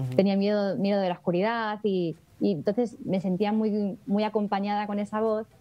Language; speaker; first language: Spanish; native; Spanish